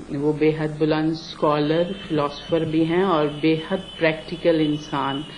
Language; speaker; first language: Urdu; native; Urdu